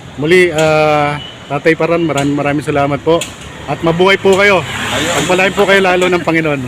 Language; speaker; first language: Filipino; native; Filipino